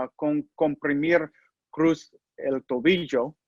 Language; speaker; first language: Spanish; non-native, learner; English